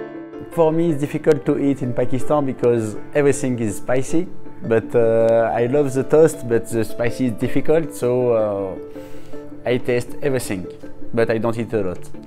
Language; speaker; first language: English; non-native, learner; French